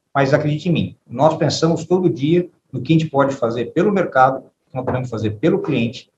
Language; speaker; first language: Portuguese; native; Portuguese